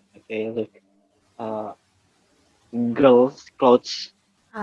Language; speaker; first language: English; non-native, learner; Indonesian